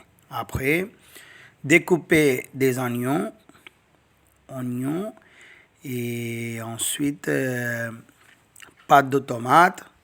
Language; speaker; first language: French; non-native, learner; Tamil